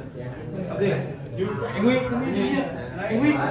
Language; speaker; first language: English; non-native, learner; Vietnamese